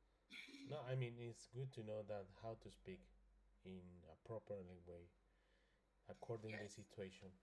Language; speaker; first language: English; non-native, learner; Spanish